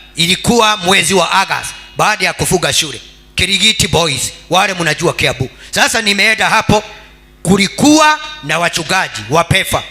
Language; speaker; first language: Swahili; non-native, local second language; Kikuyu